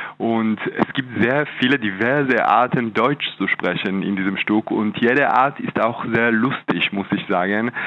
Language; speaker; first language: German; non-native, fluent; Hebrew